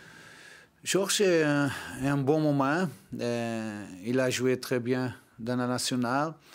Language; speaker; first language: French; non-native, learner; Portuguese